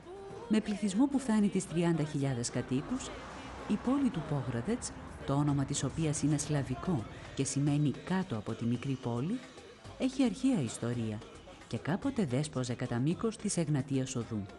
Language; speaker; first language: Greek; native; Greek